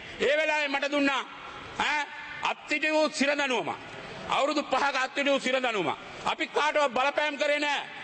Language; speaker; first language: Sinhala; native; Sinhala